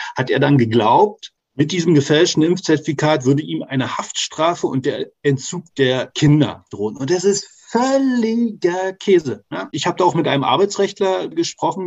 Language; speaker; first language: German; native; German